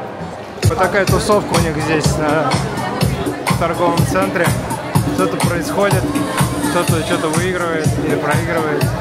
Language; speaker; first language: Russian; native; Russian